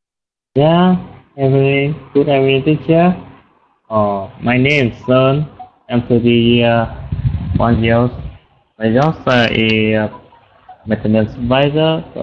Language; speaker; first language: English; non-native, learner; Vietnamese